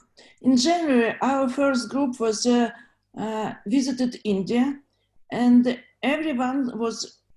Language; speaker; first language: English; non-native, learner; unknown